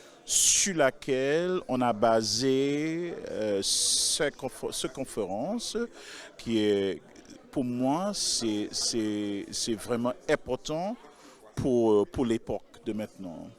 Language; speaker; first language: French; non-native, local second language; English